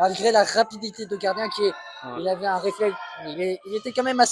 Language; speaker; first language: French; native; French